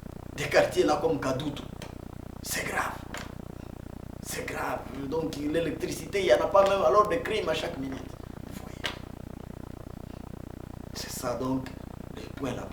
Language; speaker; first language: French; non-native, local second language; Swahili